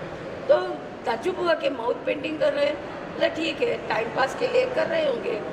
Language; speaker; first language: Hindi; native; Hindi